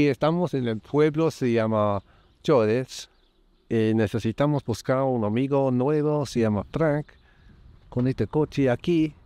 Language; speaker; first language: Spanish; non-native, learner; English